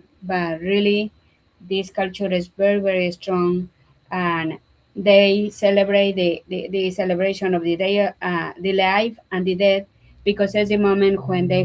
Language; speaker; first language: English; non-native, learner; Spanish